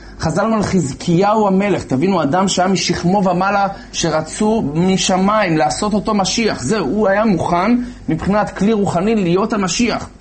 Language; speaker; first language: Hebrew; native; Hebrew